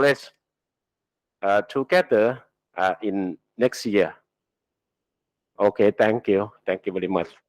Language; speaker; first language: English; non-native, learner; Thai